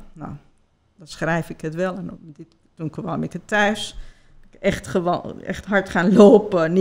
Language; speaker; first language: Dutch; non-native, fluent; Persian